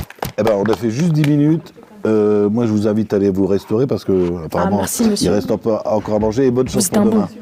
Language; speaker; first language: French; native; French